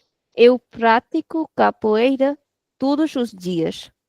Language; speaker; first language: Portuguese; non-native, fluent; Hindi